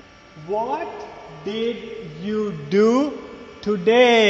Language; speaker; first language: English; non-native, fluent; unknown